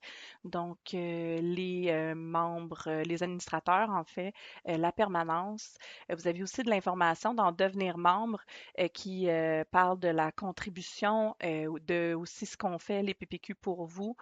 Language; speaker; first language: French; native; French